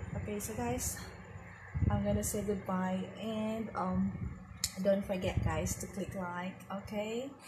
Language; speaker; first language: English; non-native, local second language; Filipino